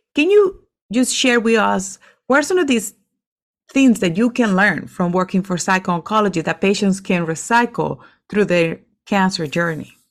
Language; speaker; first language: English; non-native, fluent; Spanish